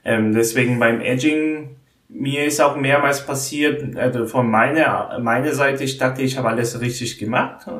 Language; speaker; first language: German; non-native, learner; Korean